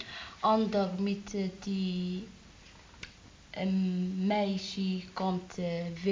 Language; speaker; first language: Dutch; non-native, learner; Arabic